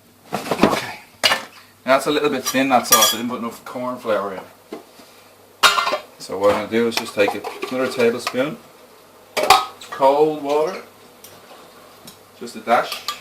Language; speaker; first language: English; native; English